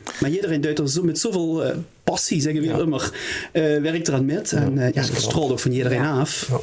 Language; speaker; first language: Dutch; native; Dutch